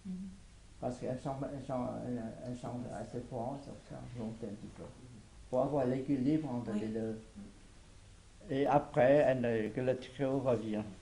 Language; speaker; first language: French; non-native, fluent; Vietnamese